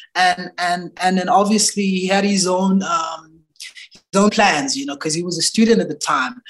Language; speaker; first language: English; non-native, local second language; Xhosa